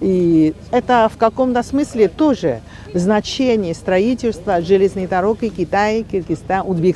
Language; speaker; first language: Russian; non-native, fluent; Chinese